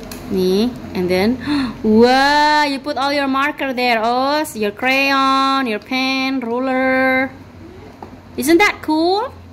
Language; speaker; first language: English; non-native, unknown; Javanese